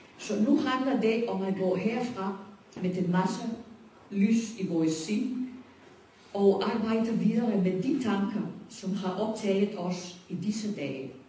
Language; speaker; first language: Danish; non-native, fluent; Spanish